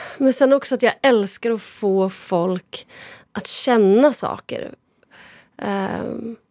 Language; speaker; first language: Swedish; native; Swedish